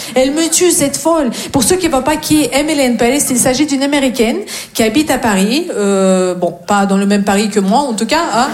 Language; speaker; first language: French; non-native, fluent; Russian